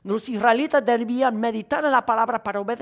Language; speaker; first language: Spanish; non-native, fluent; English